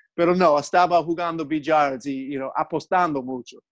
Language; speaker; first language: Spanish; non-native, learner; English